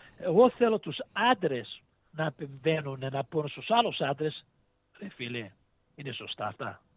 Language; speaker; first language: Greek; early bilingual, heritage; Greek